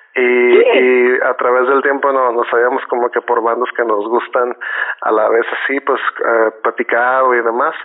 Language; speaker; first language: Spanish; native; Spanish